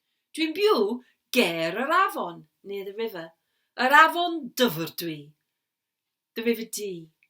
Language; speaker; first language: Welsh; non-native, learner; English